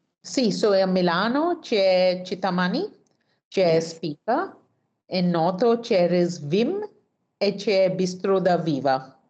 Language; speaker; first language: Italian; non-native, learner; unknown